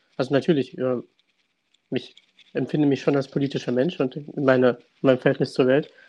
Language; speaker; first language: German; early bilingual, other home language; Russian